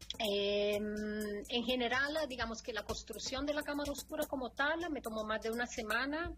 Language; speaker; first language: Spanish; non-native, fluent; Italian